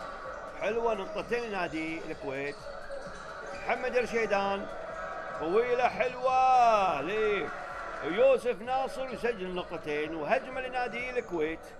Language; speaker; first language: Arabic; native; Arabic